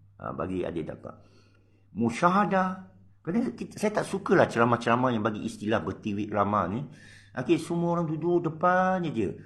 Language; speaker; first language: Malay; non-native, local second language; Min Nan Chinese